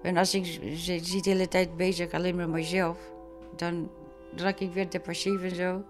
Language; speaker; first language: Dutch; non-native, learner; Albanian